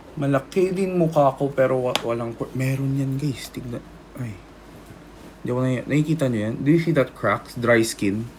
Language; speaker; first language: Filipino; early bilingual, other home language; Korean